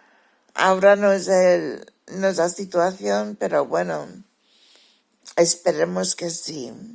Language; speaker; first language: Spanish; early bilingual, heritage; Spanish